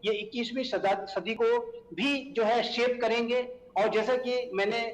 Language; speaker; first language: Hindi; native; Hindi